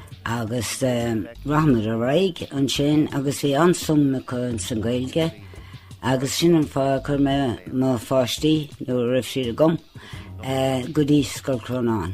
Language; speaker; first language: Irish; non-native, local second language; English